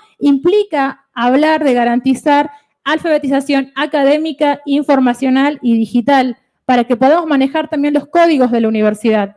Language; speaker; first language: Spanish; native; Spanish